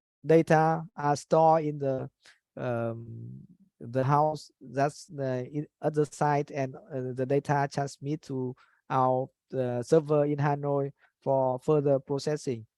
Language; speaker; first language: English; non-native, fluent; Vietnamese